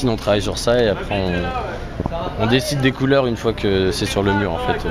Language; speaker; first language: French; native; French